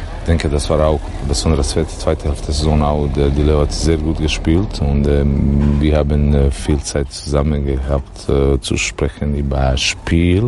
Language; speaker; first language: German; non-native, learner; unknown